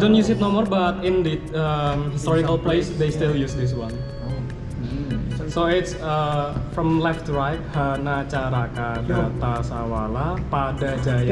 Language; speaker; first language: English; non-native, fluent; Javanese